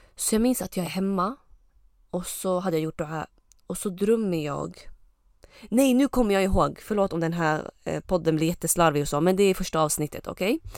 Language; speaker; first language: Swedish; early bilingual, other home language; Arabic